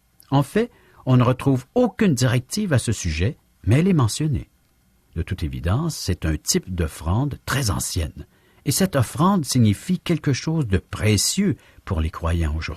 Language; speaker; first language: French; native; French